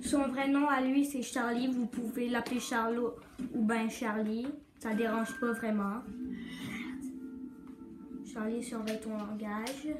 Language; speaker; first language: French; native; French